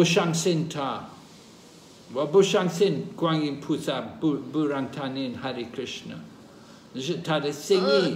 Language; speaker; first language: Chinese; non-native, learner; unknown